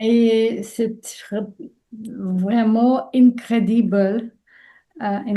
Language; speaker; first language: French; non-native, learner; Russian